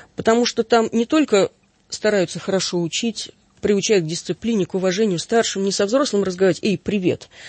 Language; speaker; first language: Russian; native; Russian